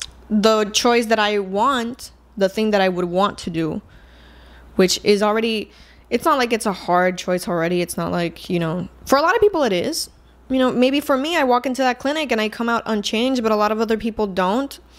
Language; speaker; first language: English; non-native, local second language; Spanish